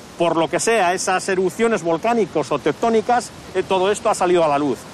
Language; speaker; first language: Spanish; native; Spanish